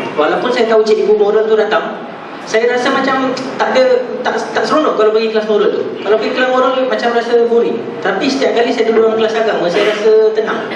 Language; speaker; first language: Malay; non-native, local second language; Tamil